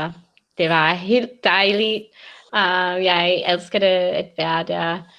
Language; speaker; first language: Danish; non-native, learner; English